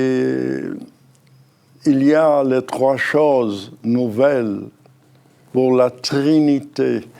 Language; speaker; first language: French; non-native, fluent; Hebrew